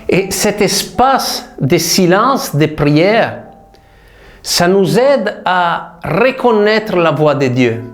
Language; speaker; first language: French; non-native, fluent; Italian